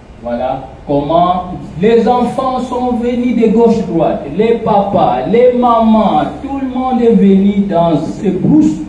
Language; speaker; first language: French; non-native, local second language; Kongo